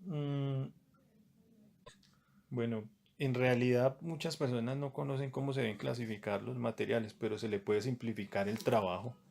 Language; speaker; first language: Spanish; native; Spanish